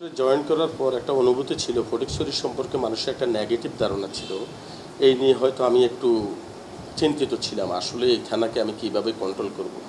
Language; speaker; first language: Bangla; native; Bangla